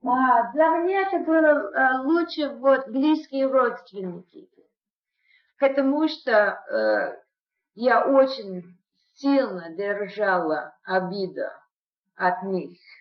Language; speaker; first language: Russian; non-native, fluent; English